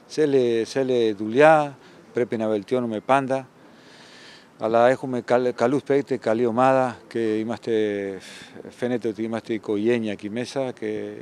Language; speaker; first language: Greek; non-native, fluent; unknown